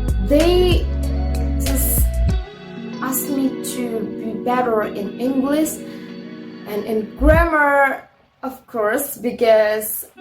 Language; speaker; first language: English; non-native, fluent; Indonesian